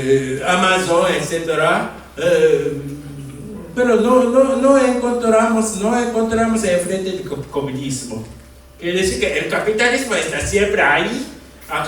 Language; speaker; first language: Spanish; non-native, fluent; Japanese